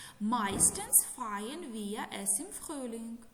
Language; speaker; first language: German; non-native, fluent; Ukrainian